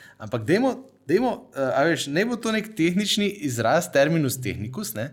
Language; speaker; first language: Slovenian; native; Slovenian